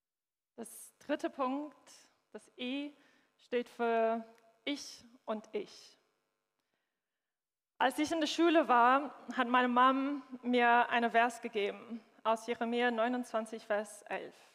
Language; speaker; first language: German; non-native, fluent; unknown